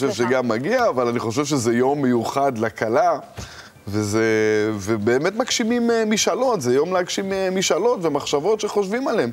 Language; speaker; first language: Hebrew; native; Hebrew